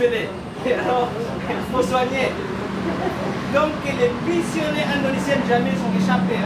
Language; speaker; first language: French; non-native, learner; Indonesian